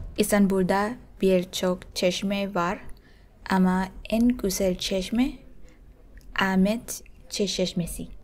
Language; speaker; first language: Turkish; non-native, learner; Thai